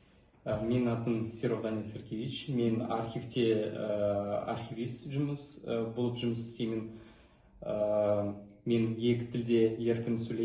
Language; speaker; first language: Kazakh; non-native, local second language; Russian